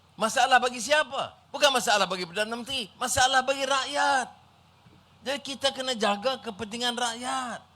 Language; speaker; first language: Malay; native; Malay